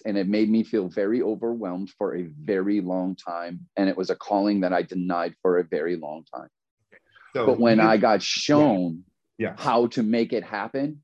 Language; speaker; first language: English; native; English